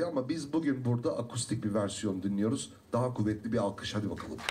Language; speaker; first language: Turkish; native; Turkish